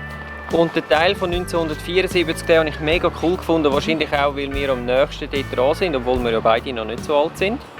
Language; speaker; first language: German; native; German